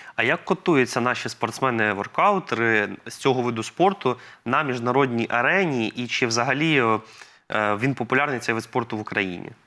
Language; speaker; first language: Ukrainian; native; Ukrainian